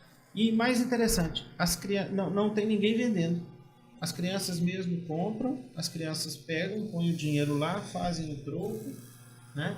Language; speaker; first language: Portuguese; native; Portuguese